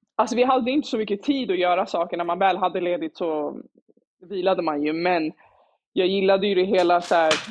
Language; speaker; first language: Swedish; early bilingual, other home language; Somali